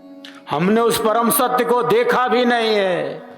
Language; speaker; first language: Hindi; native; Hindi